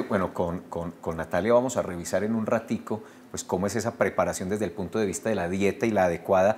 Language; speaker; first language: Spanish; native; Spanish